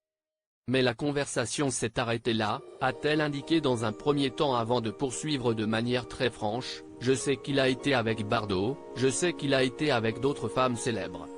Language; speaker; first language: French; native; French